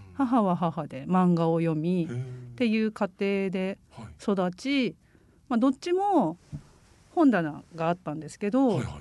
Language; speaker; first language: Japanese; native; Japanese